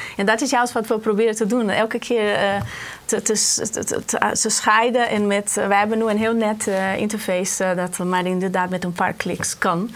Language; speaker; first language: Dutch; non-native, fluent; Portuguese